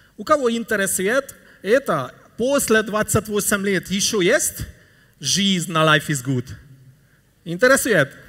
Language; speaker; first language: Russian; non-native, learner; Hungarian